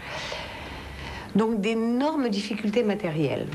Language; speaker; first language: French; non-native, local second language; Arabic